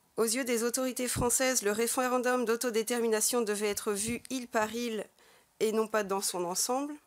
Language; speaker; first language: French; native; French